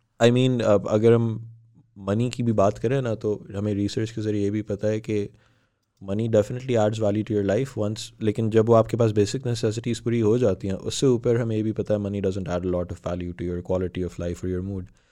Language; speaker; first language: Urdu; native; Urdu